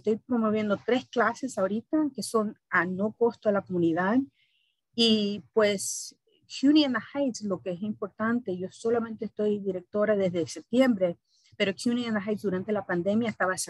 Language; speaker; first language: Spanish; early bilingual, heritage; Spanish